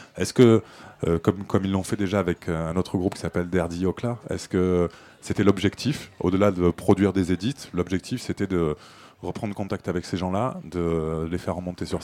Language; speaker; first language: French; native; French